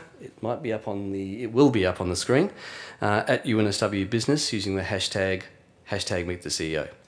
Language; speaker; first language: English; native; English